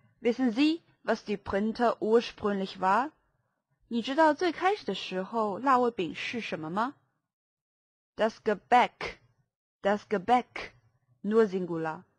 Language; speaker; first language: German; non-native, fluent; Chinese